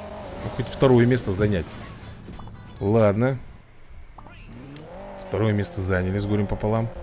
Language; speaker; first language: Russian; native; Russian